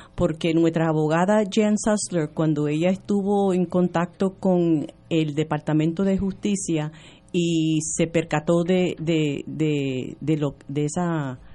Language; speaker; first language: Spanish; early bilingual, heritage; Spanish